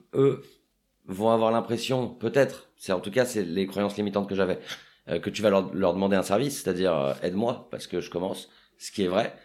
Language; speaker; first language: French; native; French